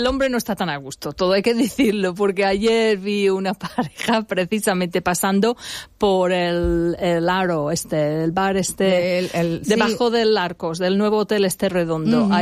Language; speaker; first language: Spanish; non-native, fluent; English